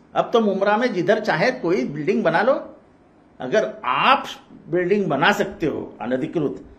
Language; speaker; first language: Hindi; non-native, local second language; Marathi